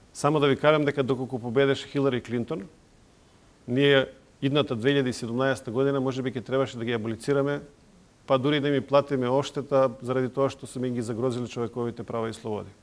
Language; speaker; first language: Macedonian; non-native, local second language; Serbian